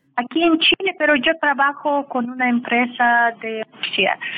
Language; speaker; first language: Spanish; non-native, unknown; Russian